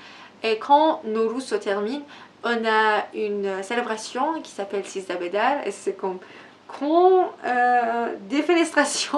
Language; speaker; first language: French; non-native, learner; Persian